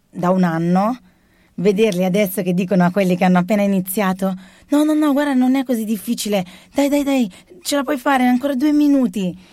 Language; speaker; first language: Italian; early bilingual, other home language; Arabic